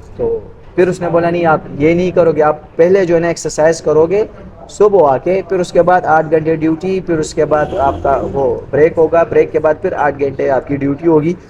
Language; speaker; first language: Urdu; non-native, local second language; Pashto